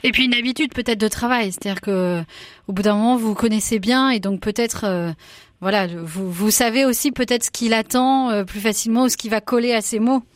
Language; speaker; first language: French; native; French